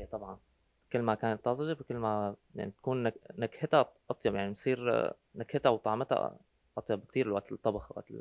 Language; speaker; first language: Arabic; native; Arabic